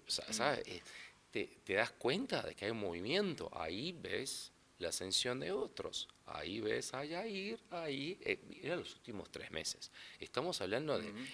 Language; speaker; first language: Spanish; non-native, fluent; Portuguese